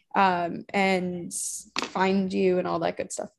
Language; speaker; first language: English; native; English